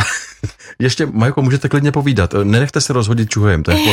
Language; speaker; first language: Czech; native; Czech